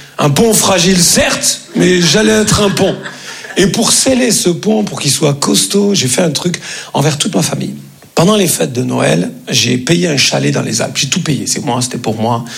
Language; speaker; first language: French; native; French